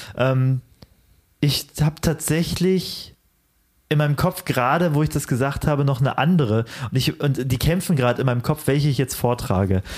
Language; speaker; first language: German; early bilingual, other home language; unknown